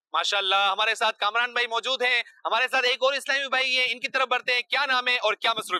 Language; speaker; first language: Urdu; native; Urdu